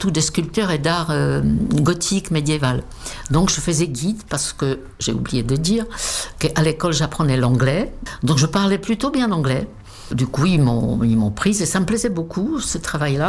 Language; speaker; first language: French; non-native, fluent; Czech